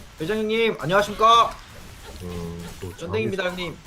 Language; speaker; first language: Korean; native; Korean